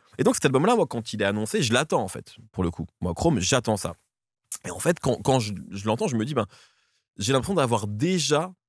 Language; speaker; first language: French; native; French